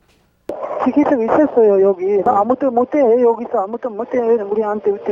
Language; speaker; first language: Korean; non-native, learner; Uzbek